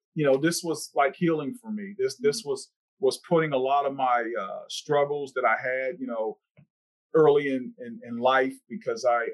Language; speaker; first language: English; native; English